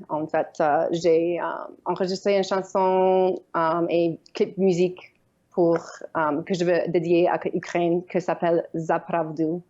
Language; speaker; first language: French; non-native, learner; Ukrainian